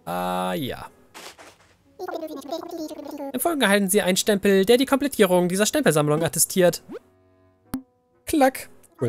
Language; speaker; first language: German; native; German